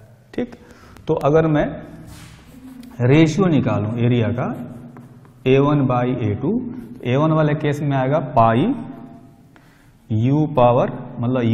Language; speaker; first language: Hindi; native; Hindi